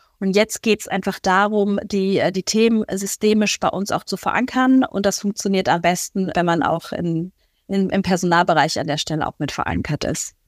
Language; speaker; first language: German; early bilingual, other home language; Persian